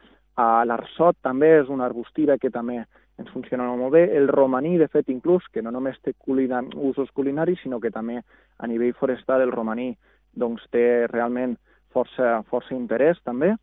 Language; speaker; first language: Catalan; native; Catalan